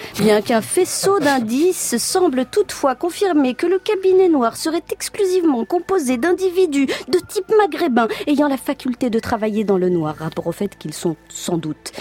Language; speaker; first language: French; native; French